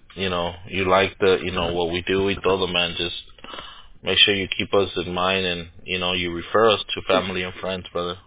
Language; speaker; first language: English; early bilingual, other home language; Spanish